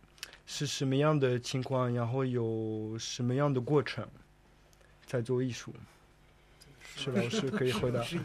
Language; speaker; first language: Chinese; non-native, fluent; French